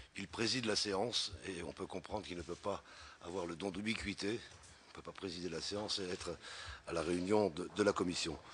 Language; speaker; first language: French; native; French